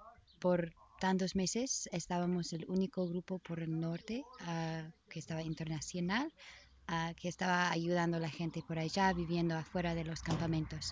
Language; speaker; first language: Spanish; non-native, learner; English